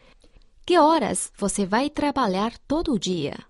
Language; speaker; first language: Portuguese; non-native, fluent; Chinese